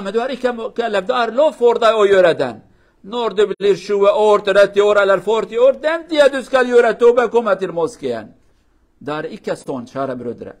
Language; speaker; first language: Swedish; non-native, learner; Kurdish